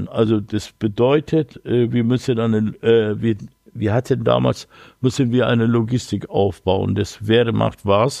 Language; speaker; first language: German; non-native, learner; Persian